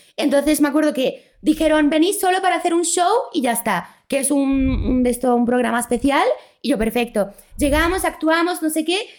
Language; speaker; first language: Spanish; early bilingual, other home language; Polish